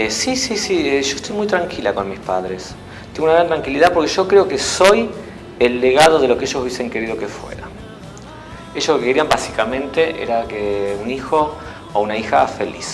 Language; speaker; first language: Spanish; native; Spanish